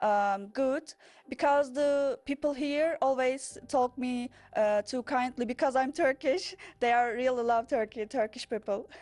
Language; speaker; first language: English; non-native, learner; Turkish